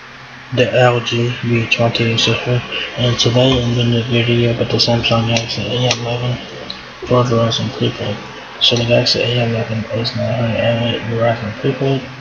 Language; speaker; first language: English; native; English